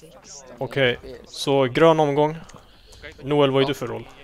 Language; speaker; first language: Swedish; native; Swedish